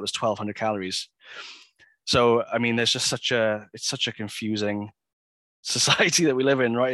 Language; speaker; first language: English; native; English